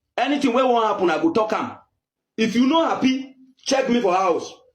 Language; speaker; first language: Nigerian Pidgin; non-native, local second language; Yoruba